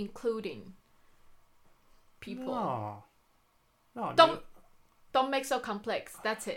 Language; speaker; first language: English; non-native, fluent; Chinese